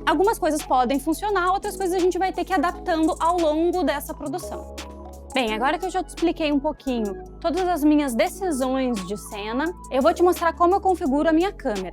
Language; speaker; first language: Portuguese; native; Portuguese